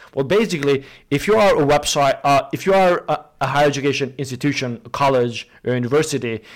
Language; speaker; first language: English; non-native, fluent; Albanian